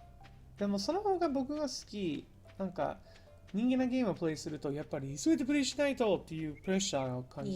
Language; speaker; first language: Japanese; non-native, fluent; English